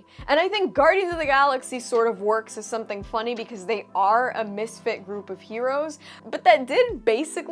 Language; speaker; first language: English; native; English